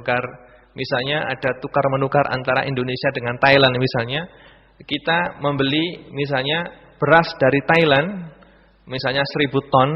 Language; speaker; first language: Indonesian; native; Indonesian